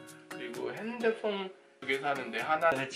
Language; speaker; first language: Korean; early bilingual, heritage; English